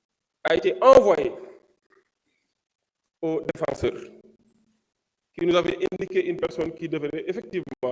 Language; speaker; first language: French; non-native, local second language; Wolof